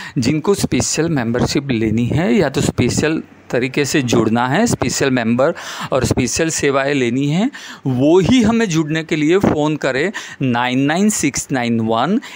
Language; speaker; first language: Hindi; non-native, local second language; Gujarati